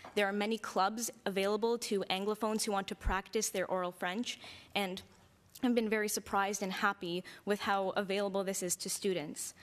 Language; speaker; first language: English; early bilingual, other home language; Romanian